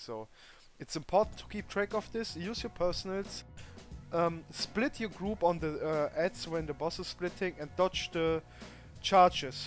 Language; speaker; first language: English; non-native, fluent; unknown